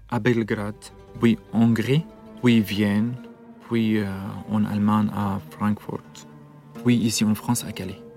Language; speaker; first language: French; non-native, learner; Arabic